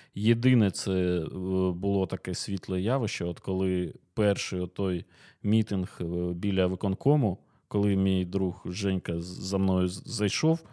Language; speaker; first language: Ukrainian; native; Ukrainian